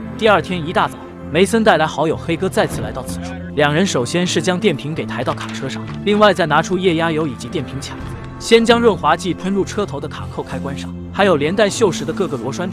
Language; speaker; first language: Chinese; native; Chinese